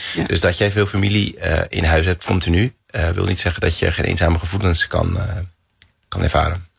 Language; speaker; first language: Dutch; native; Dutch